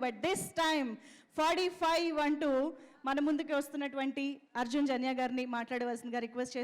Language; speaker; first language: Telugu; native; Telugu